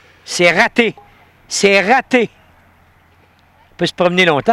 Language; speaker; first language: French; native; French